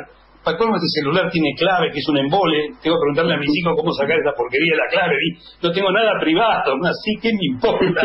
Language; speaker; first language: Spanish; native; Spanish